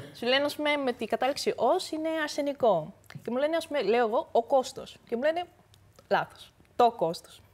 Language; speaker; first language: Greek; early bilingual, other home language; Korean